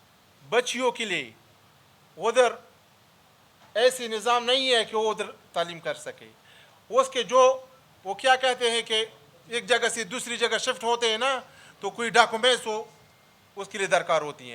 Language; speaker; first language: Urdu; early bilingual, other home language; Pashto